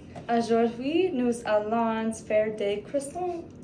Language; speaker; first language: French; non-native, learner; English